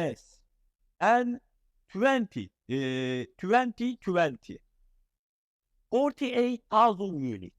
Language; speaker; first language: English; non-native, fluent; Turkish